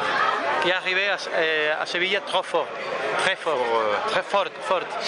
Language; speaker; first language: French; non-native, learner; Spanish